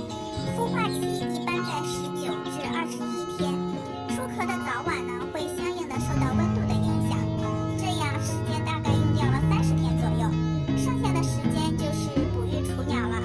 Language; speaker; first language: Chinese; native; Chinese